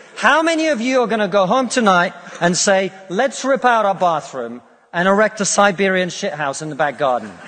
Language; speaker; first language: English; non-native, fluent; Russian